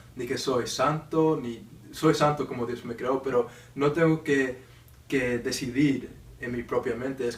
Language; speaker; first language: Spanish; non-native, learner; English